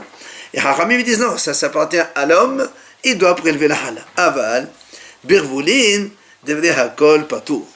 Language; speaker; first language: French; native; French